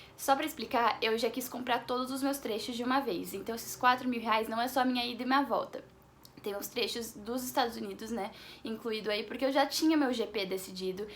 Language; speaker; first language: Portuguese; native; Portuguese